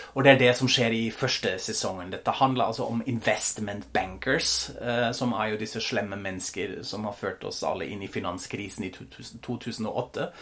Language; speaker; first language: Norwegian; non-native, fluent; German